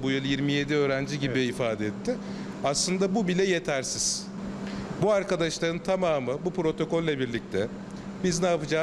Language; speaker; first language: Turkish; native; Turkish